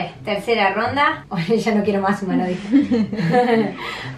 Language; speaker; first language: Spanish; native; Spanish